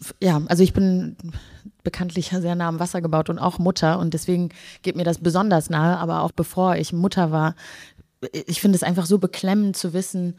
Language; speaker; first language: German; native; German